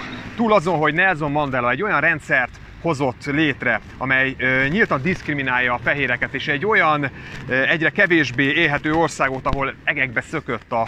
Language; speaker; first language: Hungarian; native; Hungarian